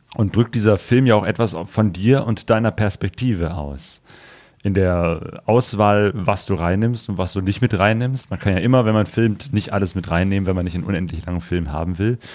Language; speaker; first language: German; native; German